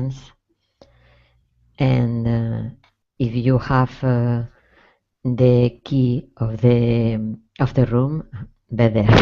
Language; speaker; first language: English; non-native, learner; Spanish